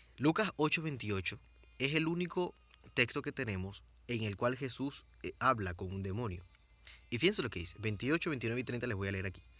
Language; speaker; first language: Spanish; native; Spanish